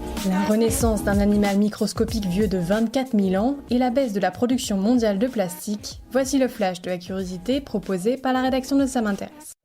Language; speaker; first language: French; native; French